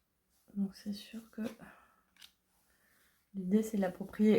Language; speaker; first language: French; native; French